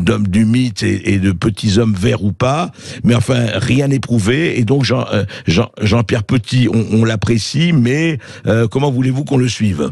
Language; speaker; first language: French; native; French